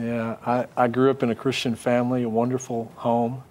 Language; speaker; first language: English; native; English